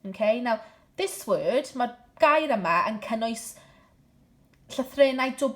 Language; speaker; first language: Welsh; non-native, local second language; English